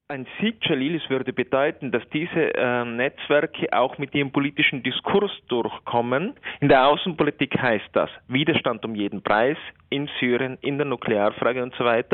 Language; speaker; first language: German; native; German